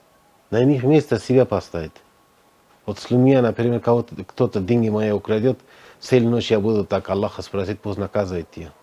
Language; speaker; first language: Russian; non-native, learner; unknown